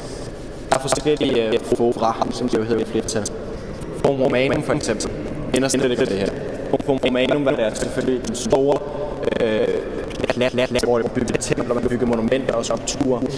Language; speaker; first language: Danish; native; Danish